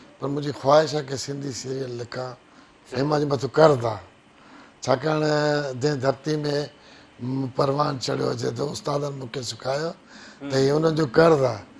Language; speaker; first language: Sindhi; non-native, local second language; Brahui